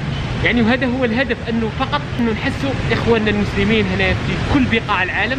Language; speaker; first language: Arabic; native; Arabic